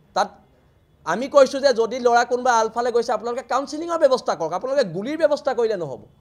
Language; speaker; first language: Assamese; native; Assamese